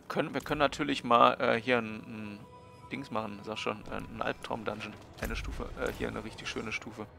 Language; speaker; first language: German; native; German